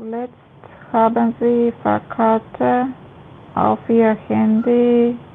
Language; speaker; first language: German; non-native, learner; Macedonian